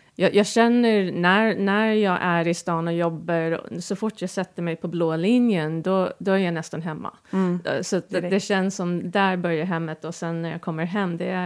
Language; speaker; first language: Swedish; non-native, fluent; English